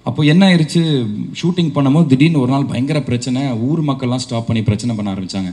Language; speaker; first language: Tamil; native; Tamil